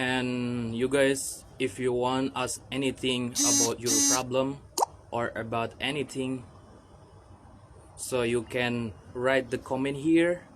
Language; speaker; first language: English; non-native, learner; Indonesian